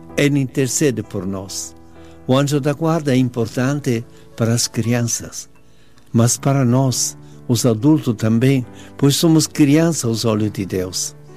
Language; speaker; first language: Portuguese; non-native, fluent; Italian